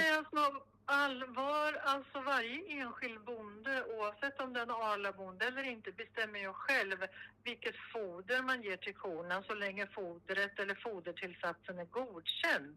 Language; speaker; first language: Swedish; native; Swedish